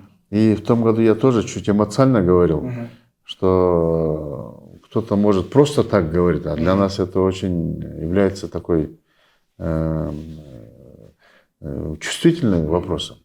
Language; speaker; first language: Russian; non-native, local second language; Kyrgyz